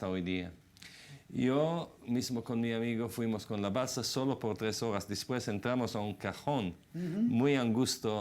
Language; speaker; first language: Spanish; non-native, fluent; Hebrew